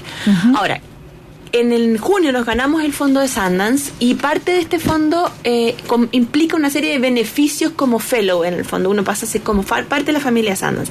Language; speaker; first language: Spanish; native; Spanish